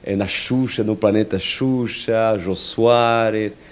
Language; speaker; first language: Portuguese; non-native, fluent; French